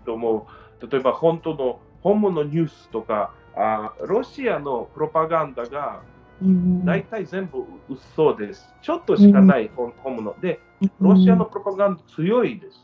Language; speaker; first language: Japanese; non-native, learner; Ukrainian